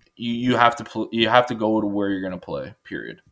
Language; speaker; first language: English; native; English